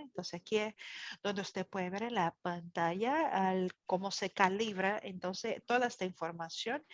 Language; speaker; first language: Spanish; non-native, fluent; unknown